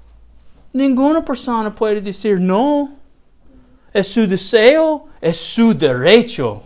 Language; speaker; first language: Spanish; non-native, learner; English